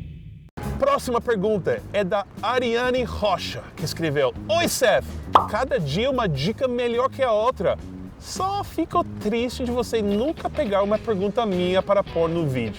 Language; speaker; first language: Portuguese; non-native, fluent; English